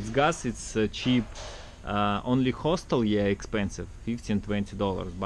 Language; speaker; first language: English; non-native, learner; Russian